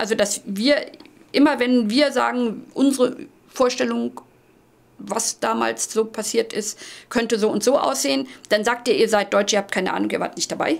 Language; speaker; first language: German; native; German